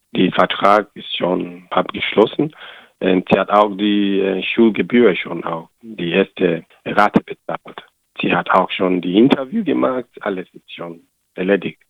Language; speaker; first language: German; non-native, learner; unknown